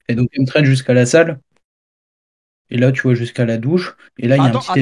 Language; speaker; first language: French; native; French